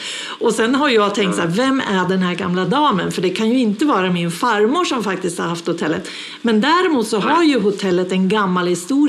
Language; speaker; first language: Swedish; native; Swedish